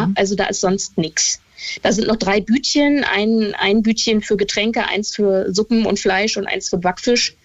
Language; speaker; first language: German; native; German